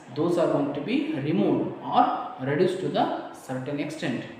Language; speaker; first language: English; non-native, local second language; Kannada